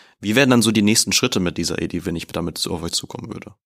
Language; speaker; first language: German; native; German